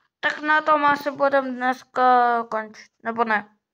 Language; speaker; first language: Czech; early bilingual, other home language; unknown